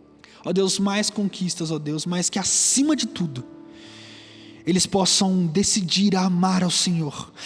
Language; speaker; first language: Portuguese; native; Portuguese